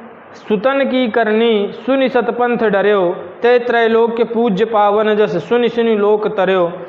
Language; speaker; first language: Hindi; native; Hindi